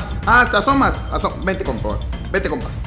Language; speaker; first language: Spanish; native; Spanish